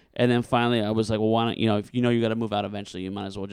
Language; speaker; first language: English; native; English